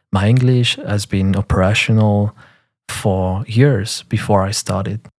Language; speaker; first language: English; non-native, fluent; French